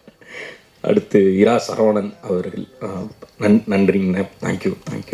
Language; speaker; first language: Tamil; native; Tamil